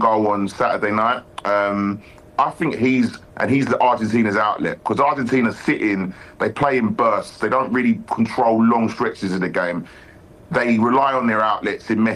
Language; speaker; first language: English; native; English